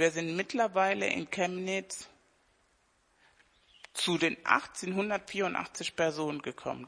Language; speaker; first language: German; non-native, fluent; Spanish